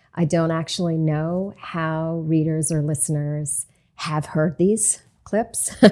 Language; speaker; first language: English; native; English